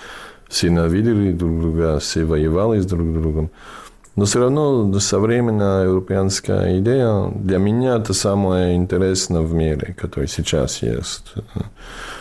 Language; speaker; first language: Russian; non-native, fluent; English